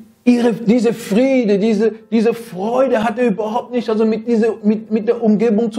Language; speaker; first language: German; non-native, fluent; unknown